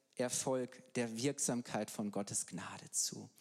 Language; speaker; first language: German; native; German